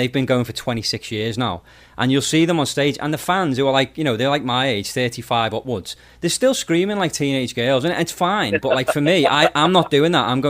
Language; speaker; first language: English; native; English